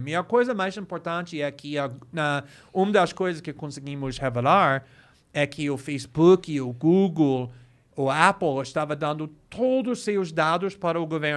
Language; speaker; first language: Portuguese; non-native, fluent; English